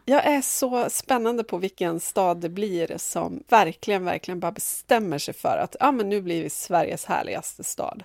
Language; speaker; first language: Swedish; native; Swedish